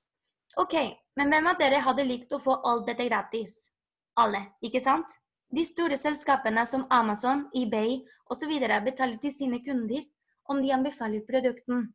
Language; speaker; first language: Norwegian; non-native, fluent; Spanish